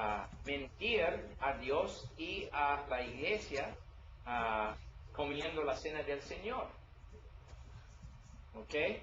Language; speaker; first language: Spanish; non-native, learner; English